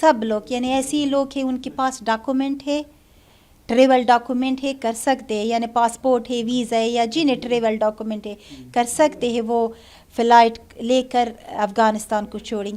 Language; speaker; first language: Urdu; non-native, learner; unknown